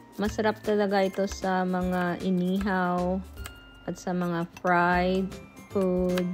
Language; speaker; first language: Filipino; non-native, local second language; Hiligaynon